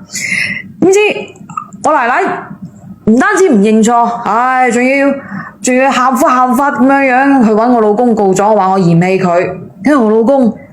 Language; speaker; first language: Cantonese; native; Cantonese